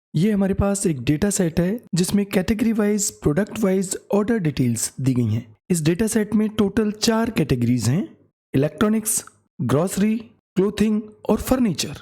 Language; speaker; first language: Hindi; native; Hindi